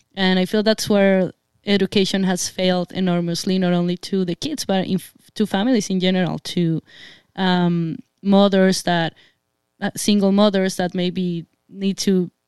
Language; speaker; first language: English; non-native, fluent; Spanish